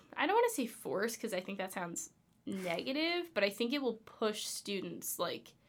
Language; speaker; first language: English; native; English